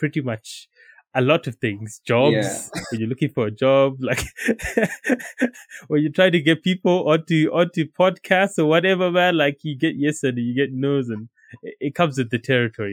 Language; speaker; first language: English; non-native, local second language; Shona